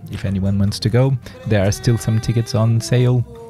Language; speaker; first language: English; non-native, fluent; Portuguese